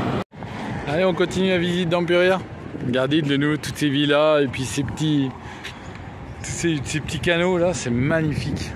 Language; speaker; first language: French; native; French